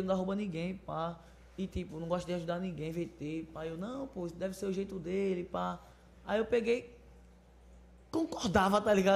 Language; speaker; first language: Portuguese; native; Portuguese